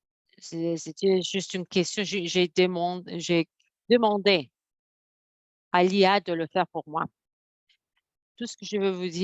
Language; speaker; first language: French; non-native, fluent; Spanish